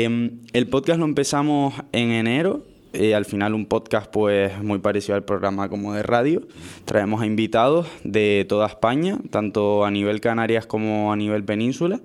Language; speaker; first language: Spanish; native; Spanish